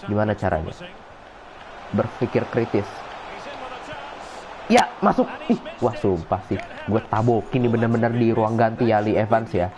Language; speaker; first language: Indonesian; native; Indonesian